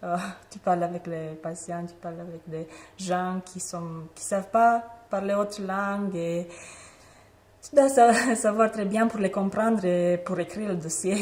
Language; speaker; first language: French; non-native, fluent; Romanian